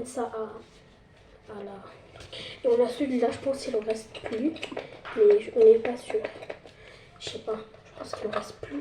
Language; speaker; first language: French; early bilingual, other home language; Arabic